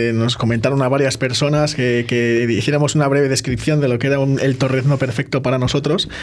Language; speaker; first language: Spanish; native; Spanish